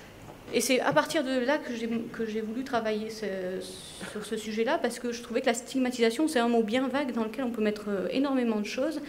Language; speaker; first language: French; native; French